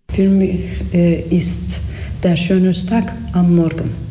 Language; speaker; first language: German; non-native, learner; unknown